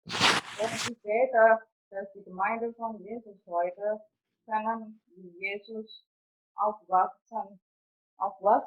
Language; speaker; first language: German; non-native, fluent; Indonesian